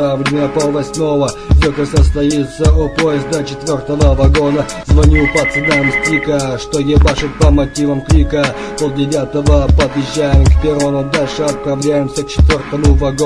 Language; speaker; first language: Russian; native; Russian